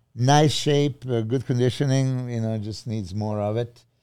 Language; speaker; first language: English; non-native, fluent; Serbian